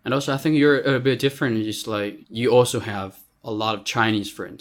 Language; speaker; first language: English; non-native, fluent; Chinese